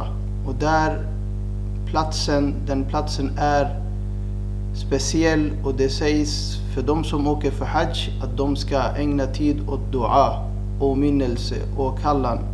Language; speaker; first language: Swedish; non-native, fluent; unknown